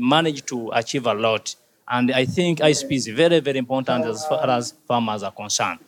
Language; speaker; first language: English; non-native, local second language; Ganda